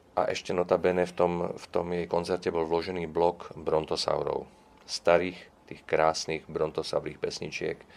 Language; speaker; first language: Slovak; non-native, local second language; Czech